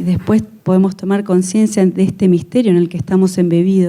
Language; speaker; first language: Spanish; native; Spanish